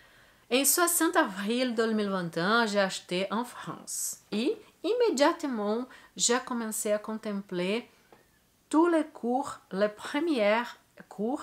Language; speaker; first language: French; non-native, learner; Portuguese